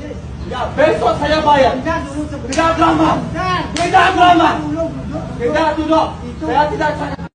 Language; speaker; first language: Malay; non-native, learner; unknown